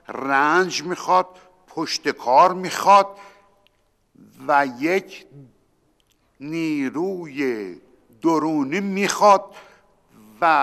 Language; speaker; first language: Persian; native; Persian